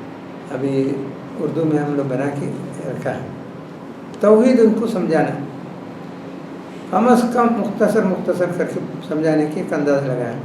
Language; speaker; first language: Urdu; non-native, local second language; Malayalam